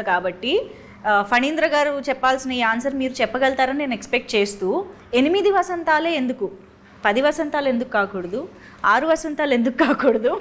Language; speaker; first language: Telugu; native; Telugu